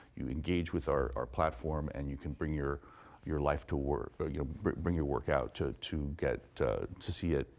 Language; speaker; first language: English; native; English